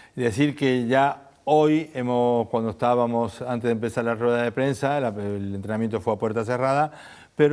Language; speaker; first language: Spanish; native; Spanish